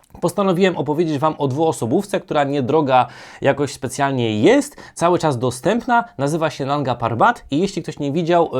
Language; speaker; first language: Polish; native; Polish